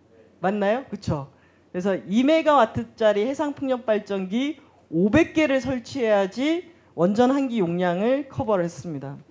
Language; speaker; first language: Korean; native; Korean